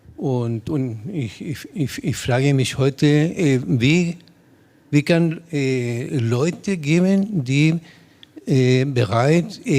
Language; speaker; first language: German; non-native, learner; Spanish